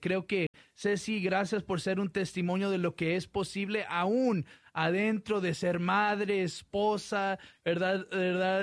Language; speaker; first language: Spanish; early bilingual, heritage; Spanish